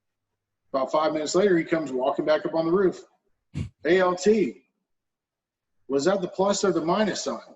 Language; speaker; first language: English; native; English